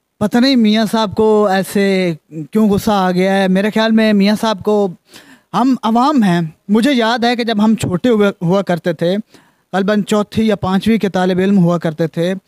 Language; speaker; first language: Urdu; non-native, local second language; Punjabi